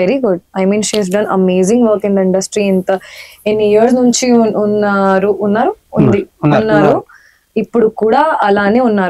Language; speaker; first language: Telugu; non-native, learner; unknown